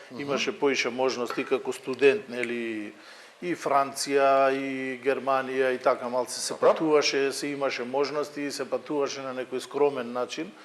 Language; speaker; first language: Macedonian; native; Macedonian